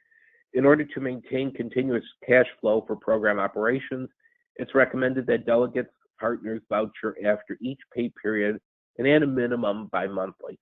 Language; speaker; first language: English; native; English